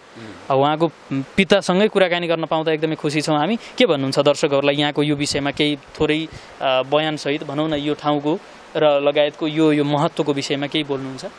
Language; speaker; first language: Nepali; native; Nepali